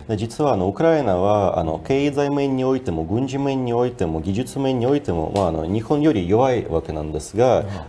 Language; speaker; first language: Japanese; non-native, fluent; Ukrainian